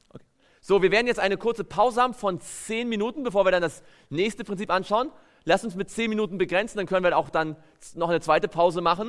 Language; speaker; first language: German; native; German